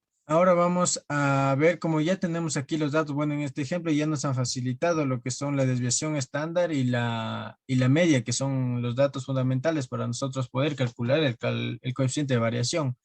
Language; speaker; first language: Spanish; native; Spanish